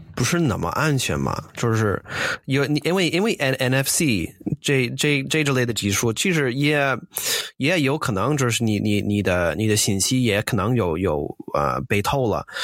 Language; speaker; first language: Chinese; non-native, fluent; English